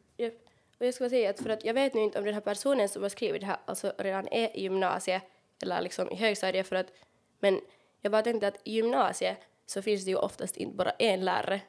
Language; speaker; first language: Swedish; native; Swedish